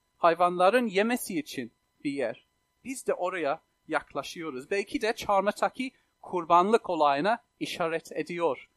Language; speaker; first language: Turkish; non-native, fluent; English